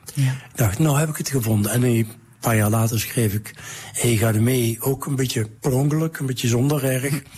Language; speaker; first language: Dutch; native; Dutch